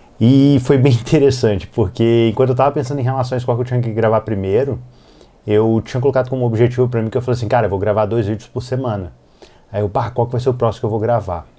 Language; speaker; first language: Portuguese; native; Portuguese